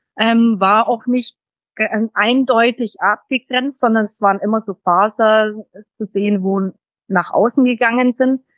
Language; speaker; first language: German; early bilingual, heritage; German